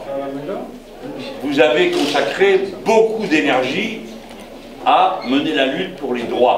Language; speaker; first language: French; native; French